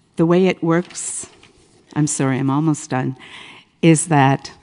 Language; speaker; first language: English; native; English